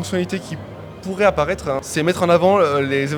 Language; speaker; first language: French; native; French